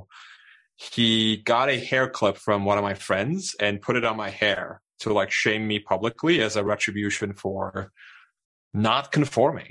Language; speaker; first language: English; non-native, fluent; Turkish